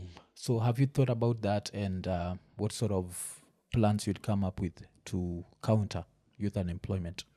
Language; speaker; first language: English; non-native, local second language; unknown